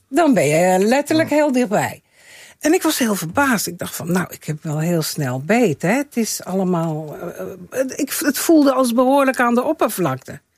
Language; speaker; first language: Dutch; native; Dutch